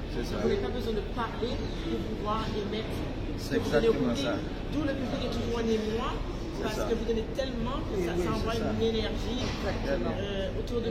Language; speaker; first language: French; native; French